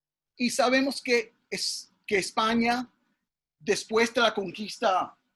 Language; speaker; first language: Spanish; early bilingual, heritage; English